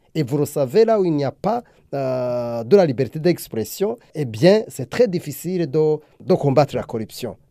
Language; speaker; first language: French; non-native, local second language; Rundi